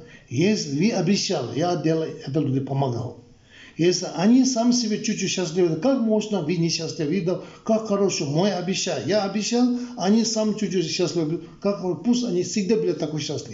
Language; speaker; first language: Russian; non-native, learner; Tibetan